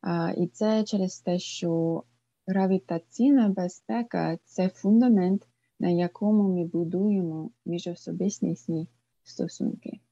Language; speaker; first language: Ukrainian; non-native, fluent; English